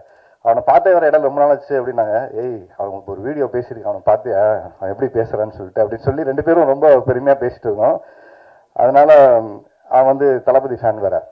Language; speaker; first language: Tamil; native; Tamil